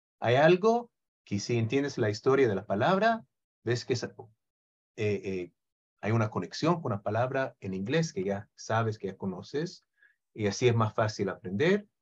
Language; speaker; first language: Spanish; non-native, fluent; Hebrew